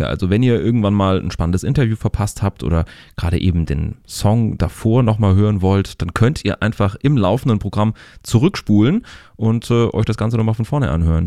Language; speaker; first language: German; native; German